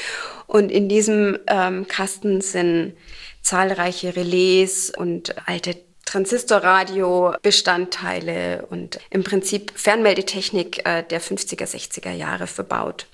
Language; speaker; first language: German; native; German